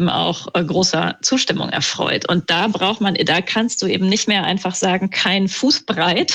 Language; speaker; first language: German; native; German